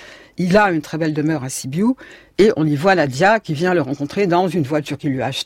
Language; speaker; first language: French; native; French